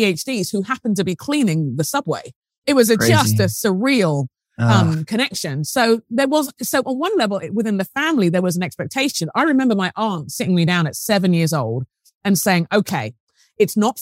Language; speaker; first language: English; native; English